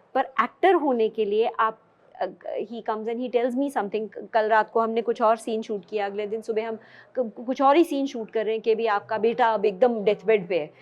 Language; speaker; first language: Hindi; native; Hindi